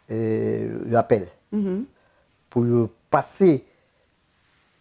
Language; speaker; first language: French; non-native, fluent; Spanish